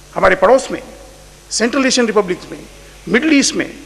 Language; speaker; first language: Hindi; non-native, local second language; Marathi